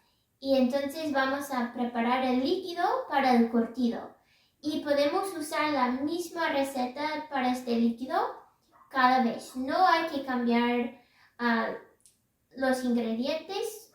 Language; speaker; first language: Spanish; non-native, fluent; English